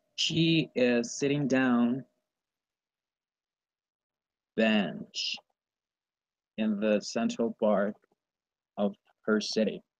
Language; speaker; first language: English; non-native, learner; Spanish